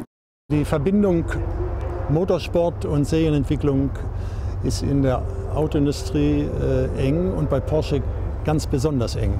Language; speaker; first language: German; native; German